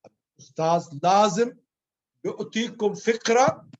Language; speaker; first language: Arabic; non-native, learner; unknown